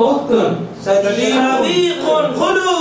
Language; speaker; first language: Arabic; non-native, fluent; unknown